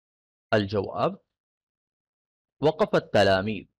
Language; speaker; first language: Arabic; non-native, fluent; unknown